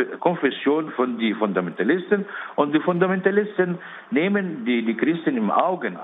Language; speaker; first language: German; non-native, learner; Arabic